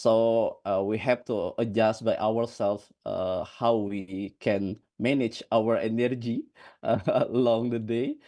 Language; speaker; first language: English; non-native, fluent; Indonesian